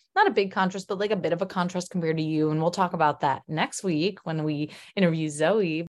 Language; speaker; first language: English; early bilingual, other home language; Polish